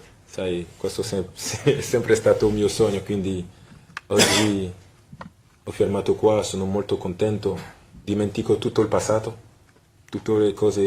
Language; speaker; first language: Italian; non-native, fluent; French